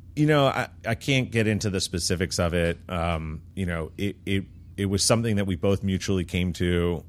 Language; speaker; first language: English; native; English